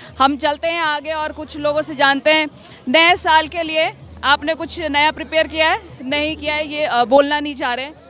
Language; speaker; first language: Hindi; native; Hindi